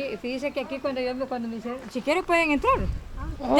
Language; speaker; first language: Spanish; native; Spanish